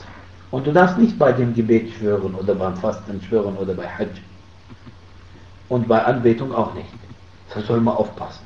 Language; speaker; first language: German; non-native, fluent; Arabic